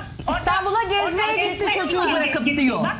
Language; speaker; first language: Turkish; native; Turkish